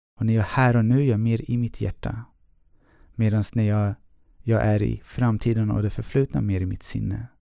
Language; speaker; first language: Swedish; early bilingual, other home language; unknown